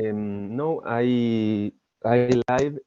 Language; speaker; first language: English; non-native, learner; Spanish